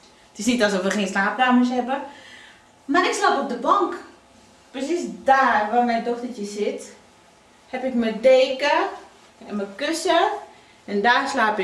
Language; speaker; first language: Dutch; early bilingual, other home language; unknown